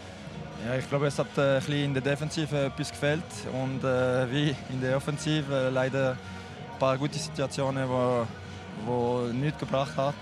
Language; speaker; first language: German; non-native, local second language; French